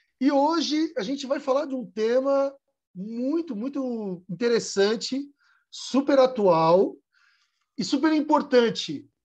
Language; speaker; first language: Portuguese; native; Portuguese